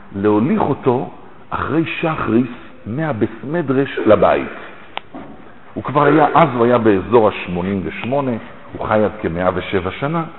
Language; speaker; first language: Hebrew; native; Hebrew